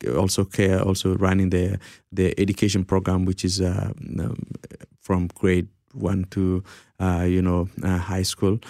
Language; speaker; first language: English; early bilingual, other home language; Somali